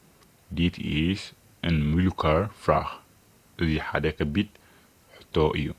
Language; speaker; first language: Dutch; non-native, fluent; Tigrinya